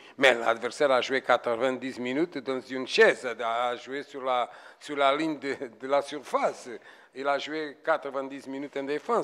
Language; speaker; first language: French; non-native, fluent; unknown